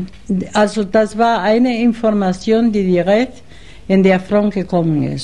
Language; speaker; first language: German; non-native, fluent; Spanish